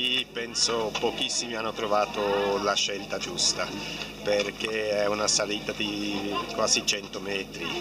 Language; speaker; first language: Italian; non-native, local second language; German